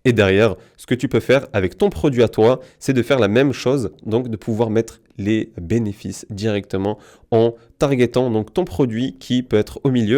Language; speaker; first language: French; native; French